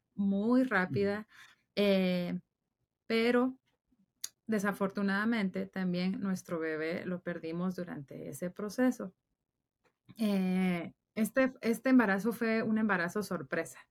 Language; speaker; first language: Spanish; native; Spanish